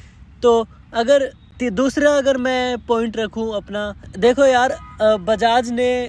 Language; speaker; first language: Hindi; native; Hindi